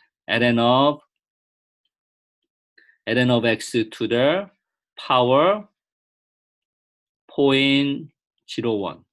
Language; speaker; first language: English; non-native, fluent; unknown